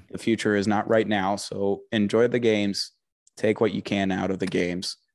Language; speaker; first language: English; native; English